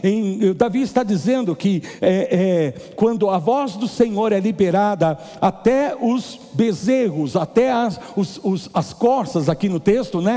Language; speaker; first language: Portuguese; native; Portuguese